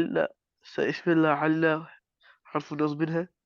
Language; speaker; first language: Arabic; non-native, learner; Urdu